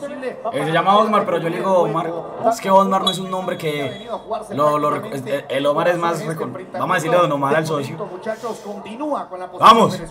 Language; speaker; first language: Spanish; native; Spanish